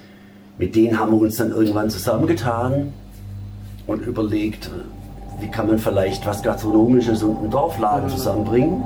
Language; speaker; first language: German; native; German